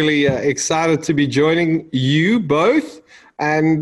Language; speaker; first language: English; native; English